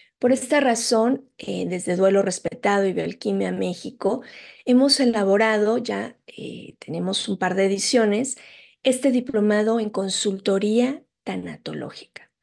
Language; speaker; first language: Spanish; native; Spanish